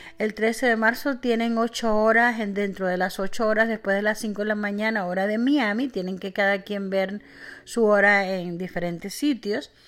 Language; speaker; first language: Spanish; native; Spanish